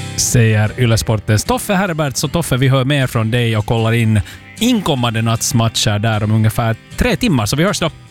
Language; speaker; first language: Swedish; native; Swedish